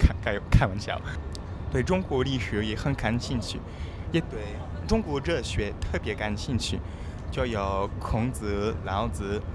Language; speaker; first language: Chinese; non-native, learner; French